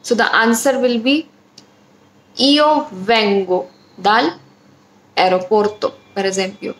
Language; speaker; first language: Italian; non-native, learner; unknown